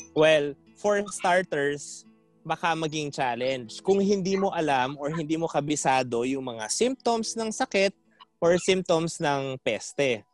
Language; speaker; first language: Filipino; non-native, local second language; Pampanga